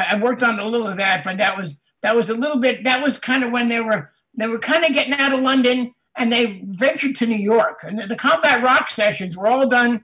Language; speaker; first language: English; native; English